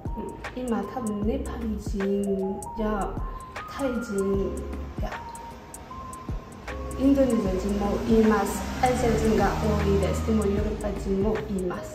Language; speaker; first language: Japanese; non-native, learner; French